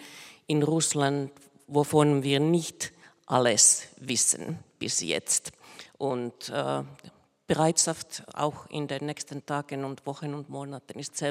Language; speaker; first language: German; non-native, fluent; Finnish